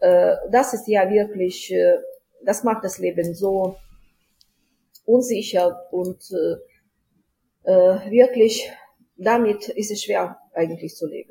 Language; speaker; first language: German; non-native, fluent; Ukrainian